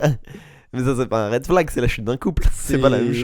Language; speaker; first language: French; native; French